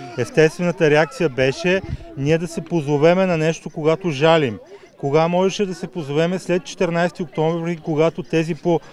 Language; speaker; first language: Bulgarian; native; Bulgarian